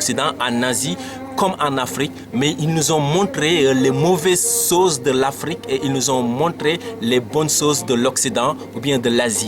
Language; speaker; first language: French; non-native, local second language; Wolof